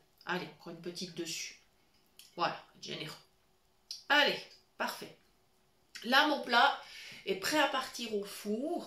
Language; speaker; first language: French; native; French